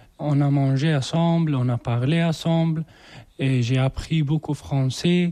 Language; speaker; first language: French; non-native, learner; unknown